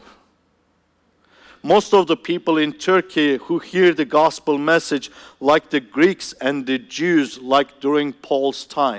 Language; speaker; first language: English; non-native, fluent; Turkish